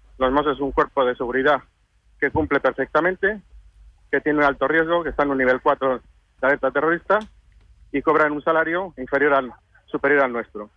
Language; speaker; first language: Spanish; native; Spanish